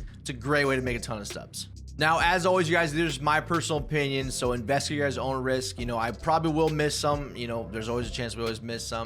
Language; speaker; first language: English; native; English